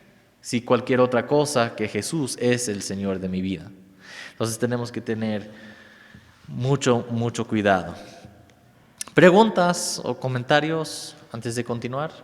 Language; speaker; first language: Spanish; non-native, fluent; English